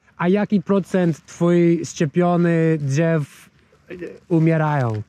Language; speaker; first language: Polish; non-native, learner; English